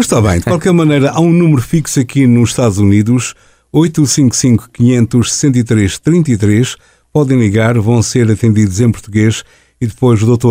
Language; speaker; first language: Portuguese; native; Portuguese